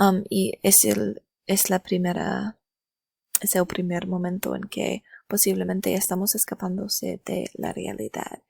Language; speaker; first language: Spanish; non-native, learner; English